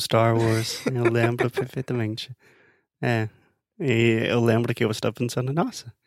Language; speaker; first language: Portuguese; non-native, fluent; English